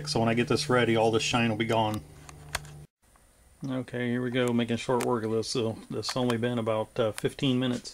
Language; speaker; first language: English; native; English